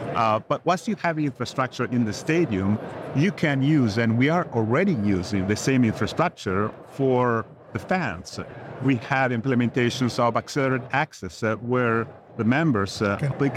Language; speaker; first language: English; non-native, fluent; Italian